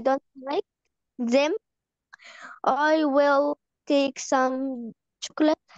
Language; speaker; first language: English; non-native, learner; Arabic